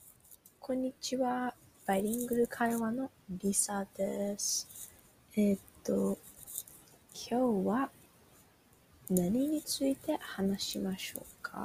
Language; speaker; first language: Japanese; early bilingual, heritage; Japanese